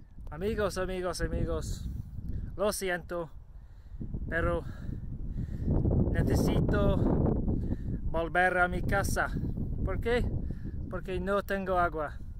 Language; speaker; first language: Spanish; non-native, learner; English